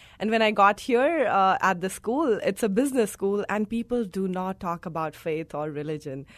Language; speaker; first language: English; non-native, local second language; Hindi